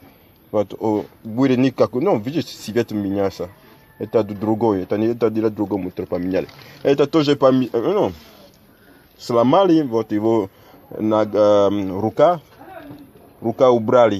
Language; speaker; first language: Russian; non-native, learner; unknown